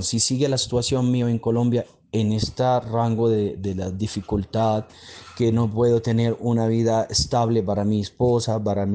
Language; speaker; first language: Spanish; non-native, fluent; Arabic